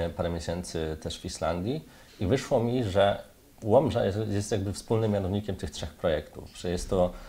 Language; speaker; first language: Polish; native; Polish